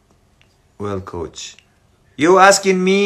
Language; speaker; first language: English; non-native, learner; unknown